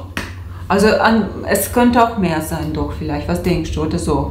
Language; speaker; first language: German; non-native, learner; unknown